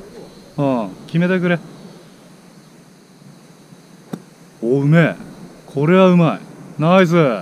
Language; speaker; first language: Japanese; native; Japanese